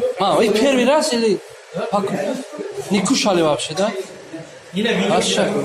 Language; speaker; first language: Russian; non-native, learner; Tajik